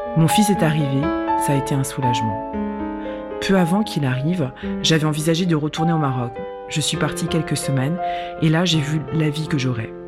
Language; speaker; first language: French; non-native, local second language; Arabic